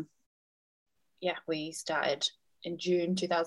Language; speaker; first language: English; native; English